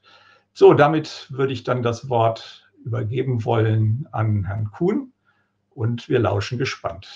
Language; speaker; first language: German; native; German